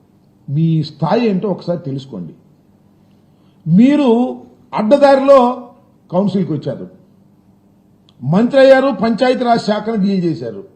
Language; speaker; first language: Telugu; native; Telugu